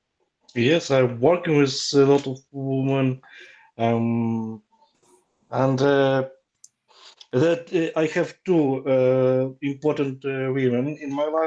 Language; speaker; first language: English; non-native, learner; Ukrainian